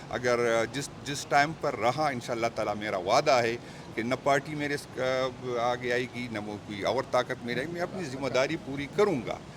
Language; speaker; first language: Urdu; non-native, local second language; Pashto